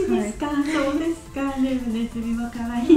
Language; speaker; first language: Japanese; native; Japanese